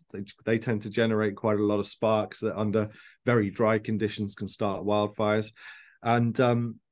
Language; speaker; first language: English; native; English